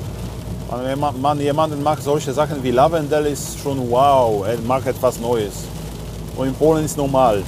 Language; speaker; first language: German; non-native, learner; Polish